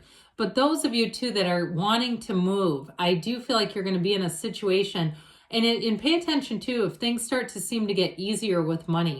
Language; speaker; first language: English; native; English